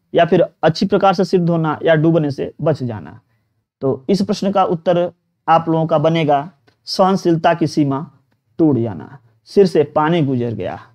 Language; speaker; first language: Hindi; native; Hindi